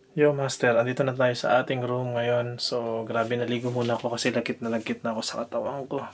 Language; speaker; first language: Filipino; native; Filipino